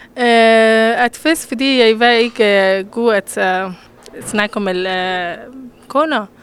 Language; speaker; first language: Danish; non-native, learner; Persian